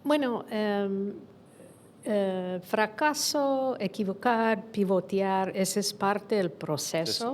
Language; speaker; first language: Spanish; non-native, fluent; English